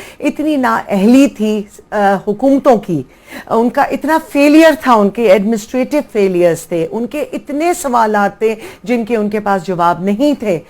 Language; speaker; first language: Urdu; native; Urdu